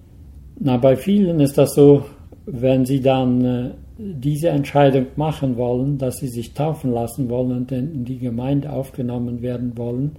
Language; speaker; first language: German; early bilingual, heritage; Low German